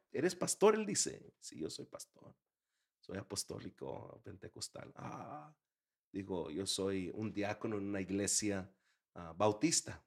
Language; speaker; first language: Spanish; early bilingual, heritage; Spanish